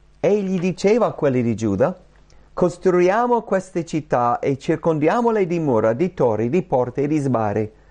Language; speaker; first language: Italian; non-native, fluent; English